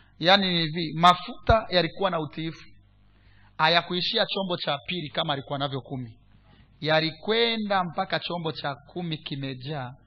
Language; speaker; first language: Swahili; non-native, local second language; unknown